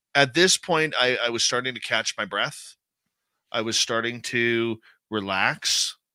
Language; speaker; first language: English; native; English